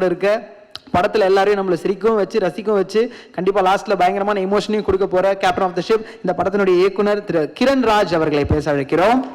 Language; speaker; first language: Tamil; native; Tamil